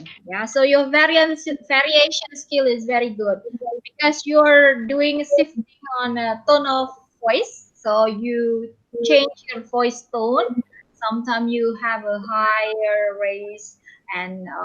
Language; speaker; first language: English; non-native, fluent; Indonesian